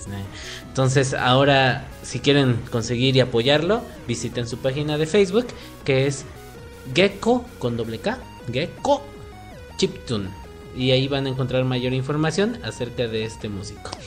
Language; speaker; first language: Spanish; native; Spanish